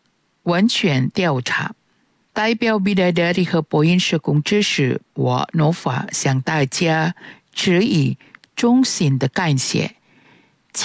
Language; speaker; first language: Chinese; non-native, fluent; Indonesian